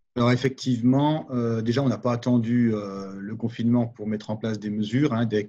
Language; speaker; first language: French; native; French